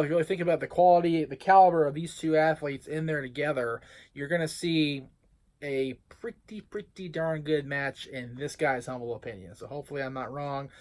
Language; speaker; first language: English; native; English